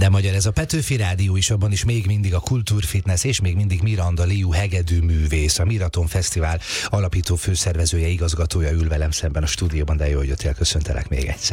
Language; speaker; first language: Hungarian; native; Hungarian